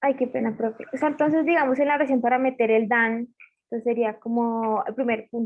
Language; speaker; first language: Spanish; native; Spanish